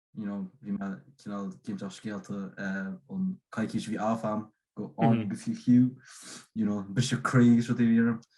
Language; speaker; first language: Irish; native; Irish